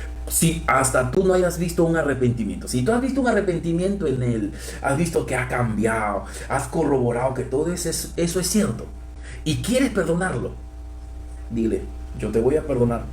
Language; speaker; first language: Spanish; native; Spanish